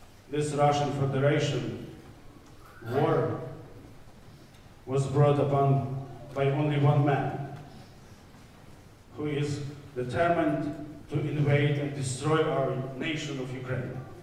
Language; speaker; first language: English; native; English